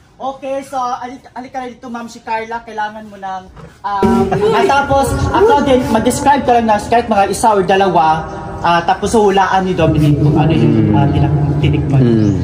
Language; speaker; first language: Filipino; non-native, local second language; Cebuano